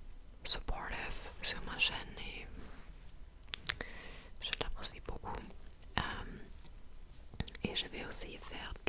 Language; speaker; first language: French; non-native, fluent; English